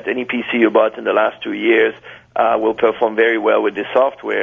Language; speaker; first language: English; non-native, fluent; French